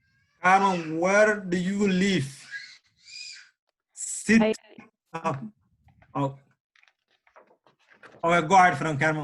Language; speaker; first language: English; non-native, learner; Somali